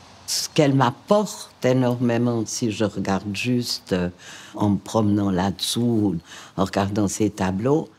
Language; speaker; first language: French; native; French